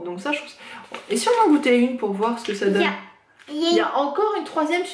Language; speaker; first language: French; native; French